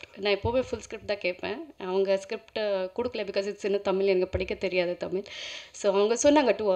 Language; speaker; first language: Tamil; non-native, learner; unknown